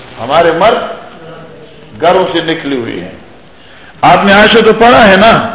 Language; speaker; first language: Urdu; non-native, local second language; Northern Hindko